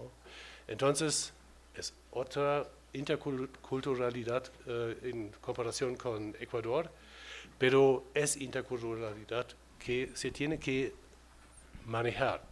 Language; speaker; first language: Spanish; non-native, fluent; German